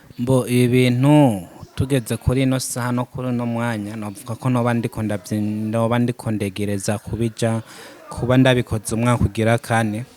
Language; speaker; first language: Rundi; native; Rundi